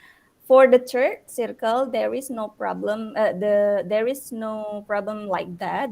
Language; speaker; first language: English; non-native, learner; Indonesian